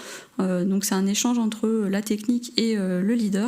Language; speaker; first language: French; native; French